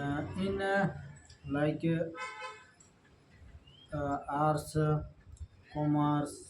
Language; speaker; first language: English; non-native, learner; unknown